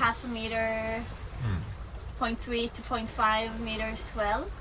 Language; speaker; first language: English; non-native, fluent; Swedish